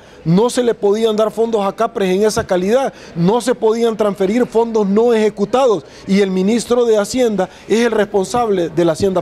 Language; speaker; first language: Spanish; native; Spanish